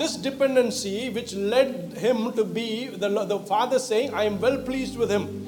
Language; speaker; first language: English; non-native, local second language; Tamil